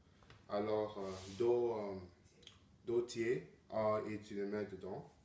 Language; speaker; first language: French; non-native, learner; English